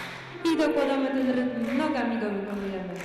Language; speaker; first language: Polish; native; Polish